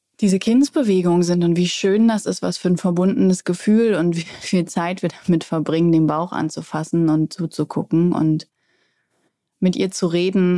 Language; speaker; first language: German; native; German